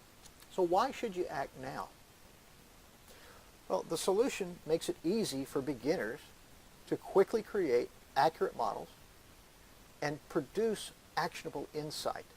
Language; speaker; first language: English; native; English